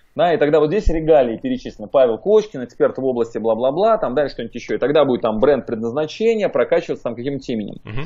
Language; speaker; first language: Russian; native; Russian